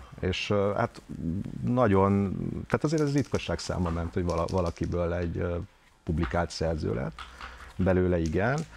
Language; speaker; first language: Hungarian; native; Hungarian